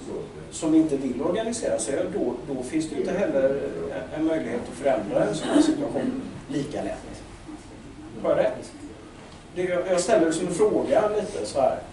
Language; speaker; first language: Swedish; native; Swedish